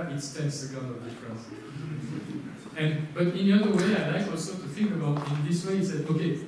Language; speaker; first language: English; non-native, learner; French